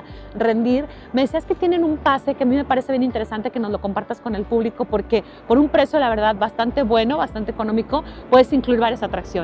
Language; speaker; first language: Spanish; native; Spanish